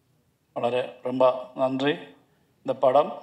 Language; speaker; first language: Tamil; non-native, learner; Malayalam